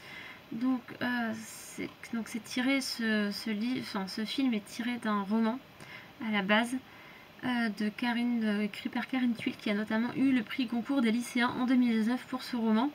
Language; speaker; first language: French; native; French